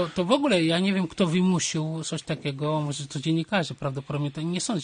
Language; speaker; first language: Polish; non-native, fluent; Wolof